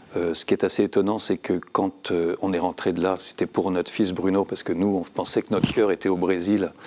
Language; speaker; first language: French; native; French